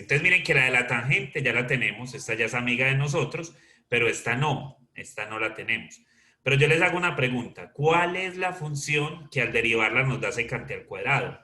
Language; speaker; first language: Spanish; native; Spanish